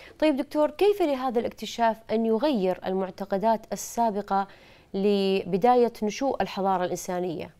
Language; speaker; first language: Arabic; native; Arabic